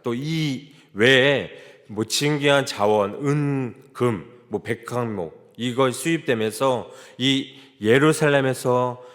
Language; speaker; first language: Korean; native; Korean